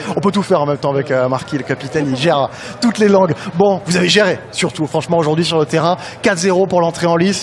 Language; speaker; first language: French; native; French